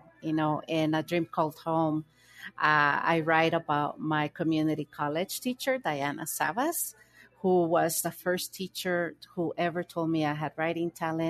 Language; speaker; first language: English; early bilingual, other home language; Spanish